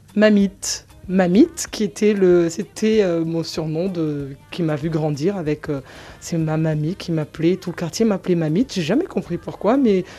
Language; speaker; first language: French; non-native, local second language; Comorian